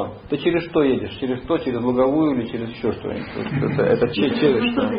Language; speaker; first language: Russian; native; Russian